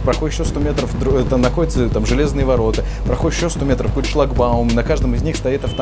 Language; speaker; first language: Russian; native; Russian